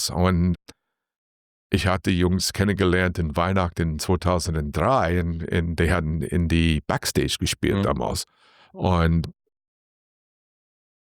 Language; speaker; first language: German; non-native, learner; English